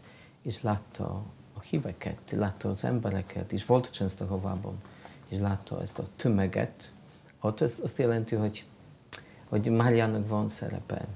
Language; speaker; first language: Hungarian; non-native, fluent; Polish